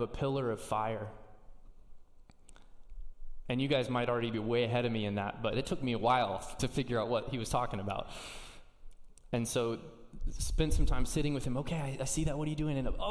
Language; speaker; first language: English; native; English